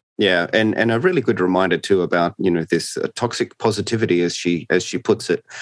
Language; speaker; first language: English; native; English